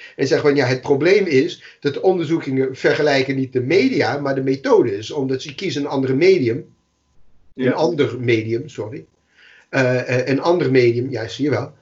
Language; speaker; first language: Dutch; non-native, fluent; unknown